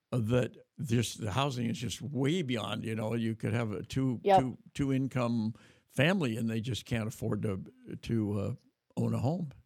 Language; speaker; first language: English; native; English